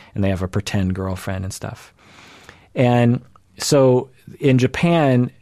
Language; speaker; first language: English; early bilingual, other home language; Japanese